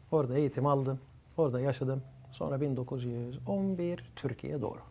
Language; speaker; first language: Turkish; early bilingual, other home language; Arabic